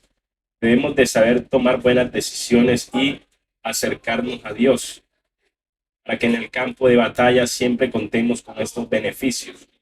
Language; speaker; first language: Spanish; native; Spanish